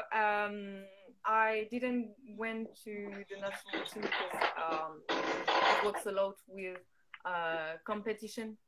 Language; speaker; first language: English; non-native, fluent; French